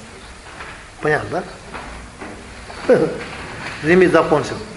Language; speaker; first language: Russian; non-native, learner; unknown